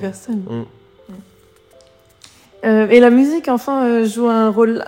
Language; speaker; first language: French; native; French